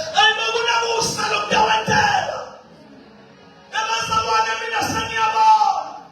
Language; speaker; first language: Zulu; non-native, local second language; Swati